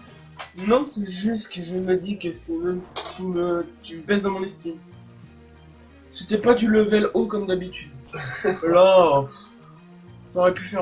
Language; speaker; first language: French; native; French